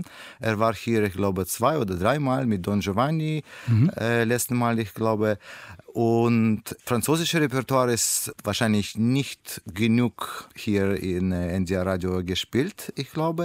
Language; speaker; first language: German; non-native, learner; Russian